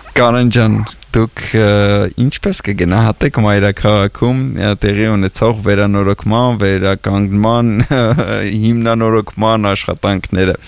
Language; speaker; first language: Armenian; native; Armenian